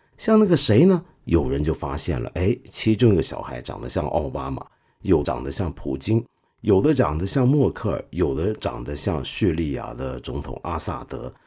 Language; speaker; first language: Chinese; non-native, local second language; Cantonese